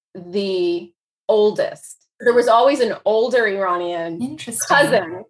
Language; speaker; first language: English; native; English